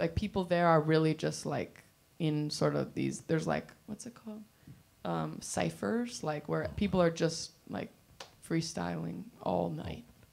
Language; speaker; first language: English; native; English